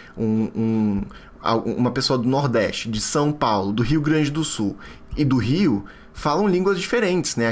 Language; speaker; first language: Portuguese; non-native, fluent; Russian